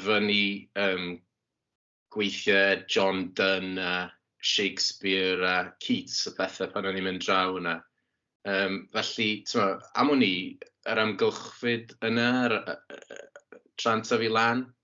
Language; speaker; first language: Welsh; native; Welsh